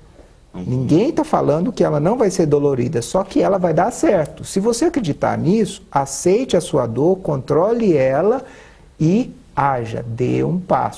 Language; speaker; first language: Portuguese; native; Portuguese